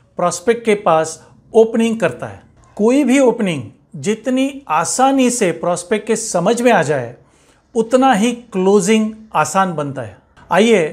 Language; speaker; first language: Hindi; non-native, local second language; Marathi